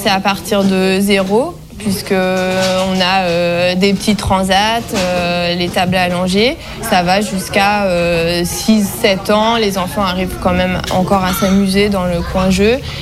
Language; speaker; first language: French; native; French